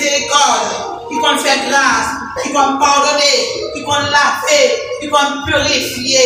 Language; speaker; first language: French; non-native, local second language; Haitian Creole